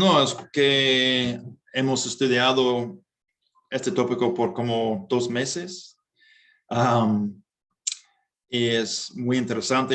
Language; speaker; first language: Spanish; non-native, fluent; English